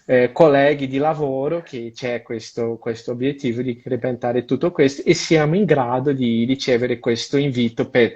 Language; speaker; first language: Italian; non-native, learner; Portuguese